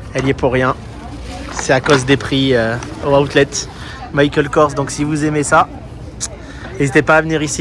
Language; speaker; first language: French; native; French